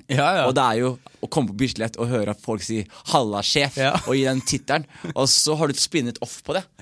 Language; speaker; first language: Norwegian; early bilingual, other home language; Somali